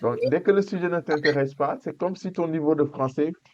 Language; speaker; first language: French; non-native, fluent; Portuguese